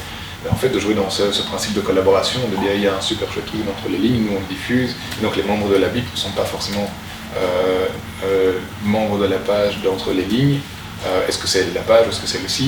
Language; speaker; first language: French; native; French